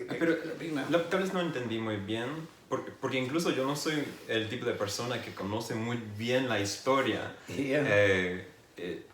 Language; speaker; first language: Spanish; non-native, fluent; English